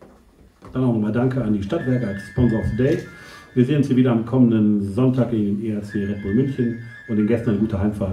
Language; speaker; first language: German; native; German